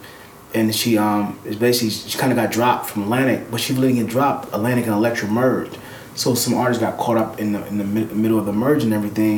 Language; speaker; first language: English; native; English